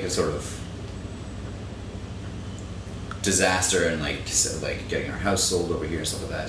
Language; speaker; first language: English; native; English